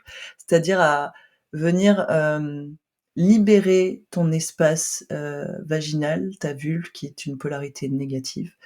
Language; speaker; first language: French; native; French